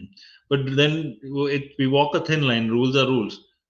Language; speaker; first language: English; non-native, local second language; Hindi